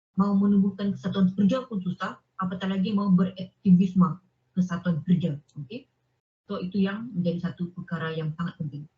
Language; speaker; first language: Malay; native; Malay